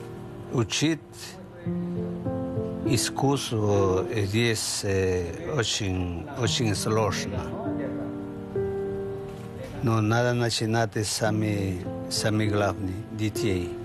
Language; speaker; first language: Russian; non-native, learner; Spanish